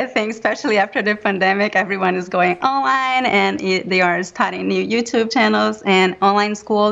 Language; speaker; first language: English; non-native, fluent; Portuguese